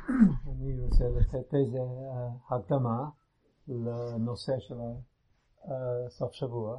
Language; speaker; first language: Hebrew; non-native, fluent; English